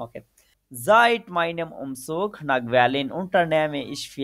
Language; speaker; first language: German; non-native, fluent; Bangla